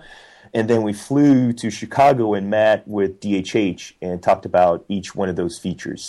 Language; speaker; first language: English; non-native, fluent; Portuguese